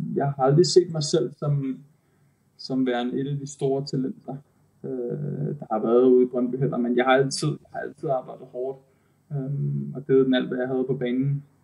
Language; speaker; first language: Danish; native; Danish